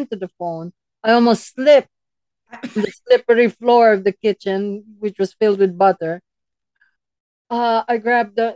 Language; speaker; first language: English; non-native, local second language; Filipino